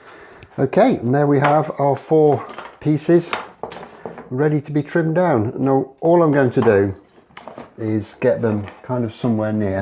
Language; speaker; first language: English; native; English